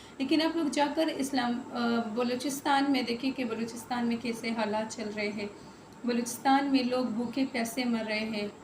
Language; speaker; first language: Urdu; non-native, local second language; Pashto